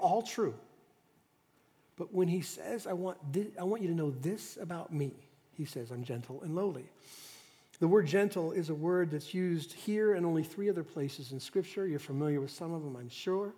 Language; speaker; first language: English; native; English